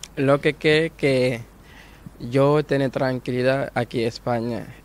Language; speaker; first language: Spanish; non-native, learner; Wolof